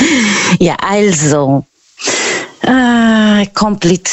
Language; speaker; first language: German; non-native, fluent; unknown